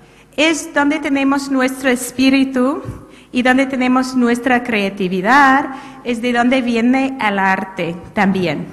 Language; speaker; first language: Spanish; non-native, fluent; English